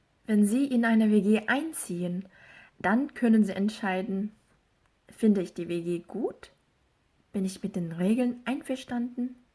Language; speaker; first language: German; non-native, fluent; Korean